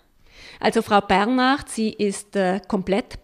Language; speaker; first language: German; native; German